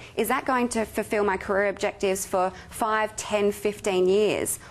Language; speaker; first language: English; native; English